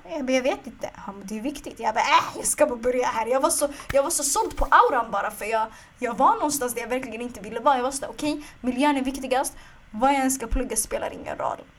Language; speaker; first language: Swedish; early bilingual, other home language; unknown